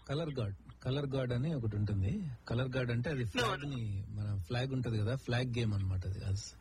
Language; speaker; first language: Telugu; native; Telugu